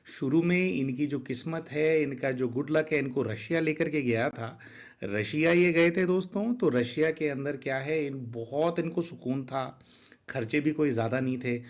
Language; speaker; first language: Hindi; native; Hindi